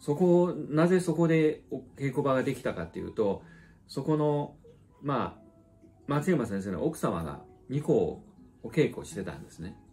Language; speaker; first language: Japanese; non-native, fluent; Chinese